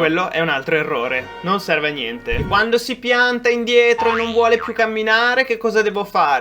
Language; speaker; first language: Italian; native; Italian